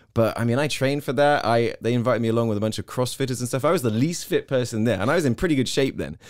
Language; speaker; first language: English; native; English